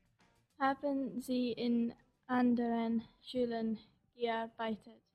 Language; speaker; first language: German; non-native, learner; English